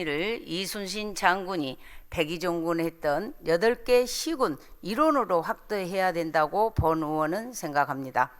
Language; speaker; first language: Korean; native; Korean